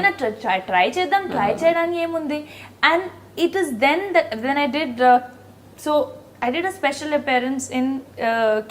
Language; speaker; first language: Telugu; non-native, local second language; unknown